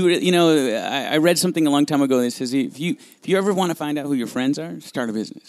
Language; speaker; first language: English; early bilingual, other home language; Spanish